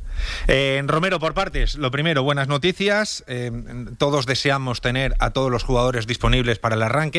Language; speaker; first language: Spanish; native; Spanish